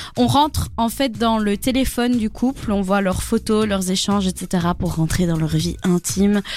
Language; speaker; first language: French; native; French